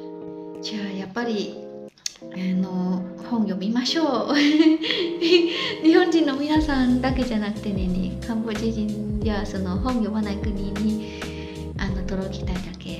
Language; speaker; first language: Japanese; non-native, fluent; Khmer